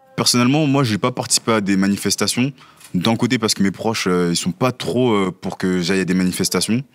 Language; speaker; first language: French; native; French